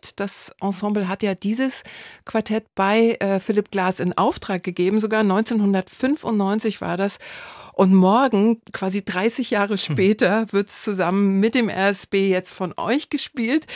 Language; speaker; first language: German; native; German